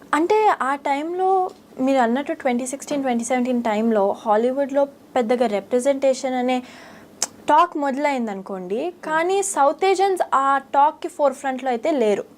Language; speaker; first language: Telugu; early bilingual, heritage; Telugu